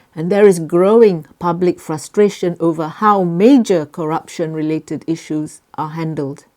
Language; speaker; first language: English; non-native, local second language; Malay